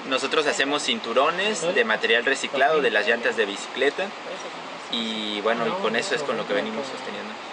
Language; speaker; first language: Spanish; native; Spanish